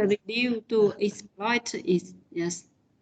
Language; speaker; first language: English; non-native, learner; Vietnamese